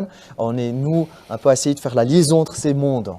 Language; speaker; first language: French; native; French